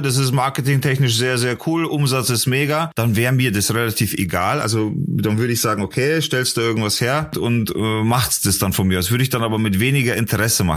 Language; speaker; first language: German; native; German